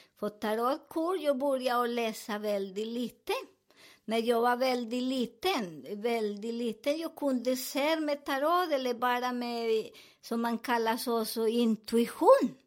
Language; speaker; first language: Swedish; non-native, learner; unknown